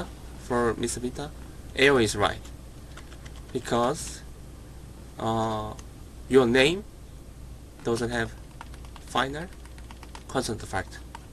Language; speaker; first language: English; non-native, learner; Korean